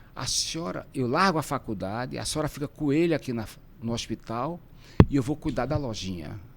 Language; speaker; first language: Portuguese; native; Portuguese